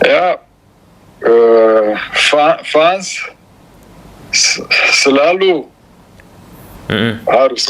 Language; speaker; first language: Indonesian; non-native, learner; Romanian